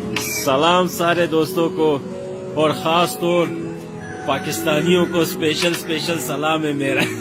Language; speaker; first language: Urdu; non-native, fluent; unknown